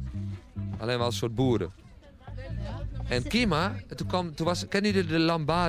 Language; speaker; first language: Dutch; native; Dutch